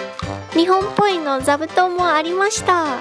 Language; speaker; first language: Japanese; non-native, fluent; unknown